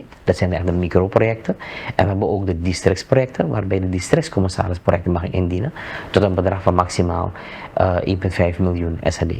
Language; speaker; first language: Dutch; native; Dutch